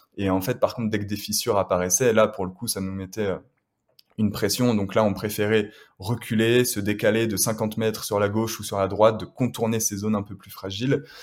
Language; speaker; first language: French; native; French